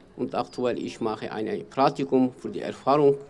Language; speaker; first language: German; non-native, learner; Kurdish